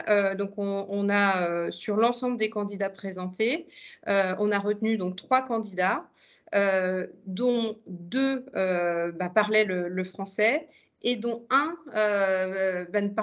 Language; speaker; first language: French; native; French